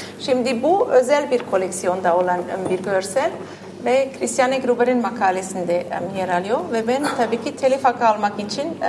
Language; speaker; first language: Turkish; non-native, fluent; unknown